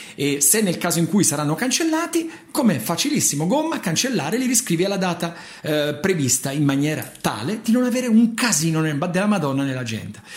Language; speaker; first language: Italian; native; Italian